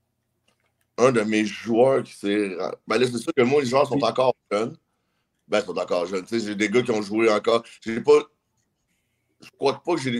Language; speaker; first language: French; native; French